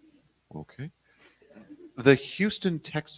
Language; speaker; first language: English; native; English